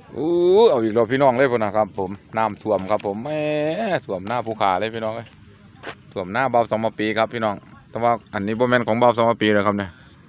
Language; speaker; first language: Thai; native; Thai